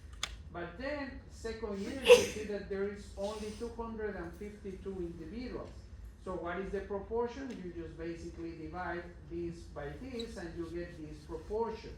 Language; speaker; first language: English; non-native, fluent; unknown